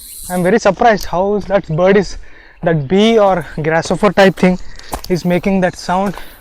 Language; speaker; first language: English; non-native, local second language; Telugu